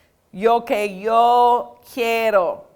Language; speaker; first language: Spanish; non-native, fluent; English